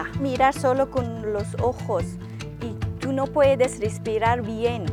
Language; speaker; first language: Spanish; non-native, learner; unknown